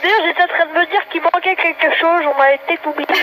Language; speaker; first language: French; native; French